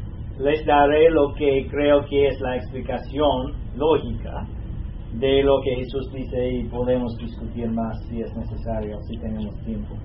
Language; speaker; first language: Spanish; non-native, fluent; English